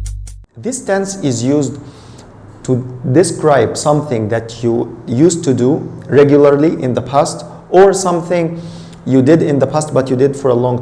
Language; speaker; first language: English; non-native, fluent; Arabic